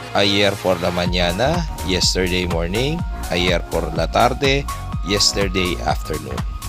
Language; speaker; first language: Spanish; non-native, fluent; Filipino